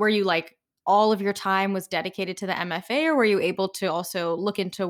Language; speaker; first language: English; native; English